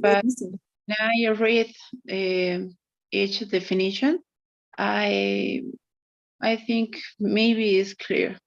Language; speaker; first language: English; non-native, learner; Spanish